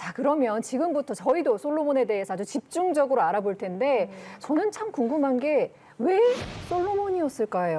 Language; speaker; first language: Korean; native; Korean